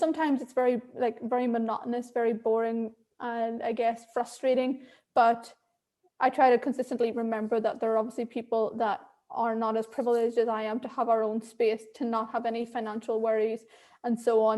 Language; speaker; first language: English; native; English